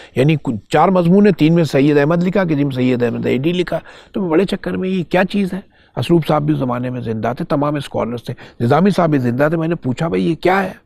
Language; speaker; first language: Hindi; native; Hindi